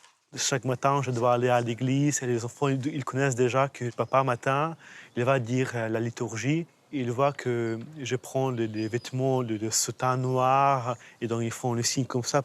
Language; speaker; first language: French; non-native, fluent; Ukrainian